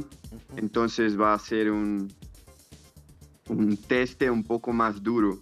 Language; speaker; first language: Spanish; non-native, fluent; Portuguese